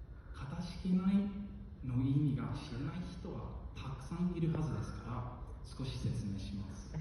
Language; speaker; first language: Japanese; non-native, fluent; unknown